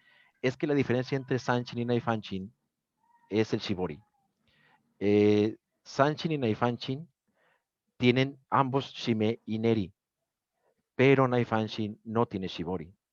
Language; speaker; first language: Spanish; native; Spanish